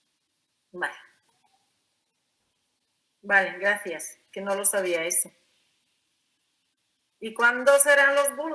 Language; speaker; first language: Spanish; non-native, fluent; Bulgarian